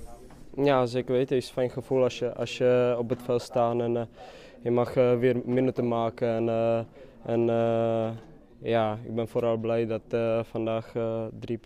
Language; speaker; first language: Dutch; non-native, fluent; Czech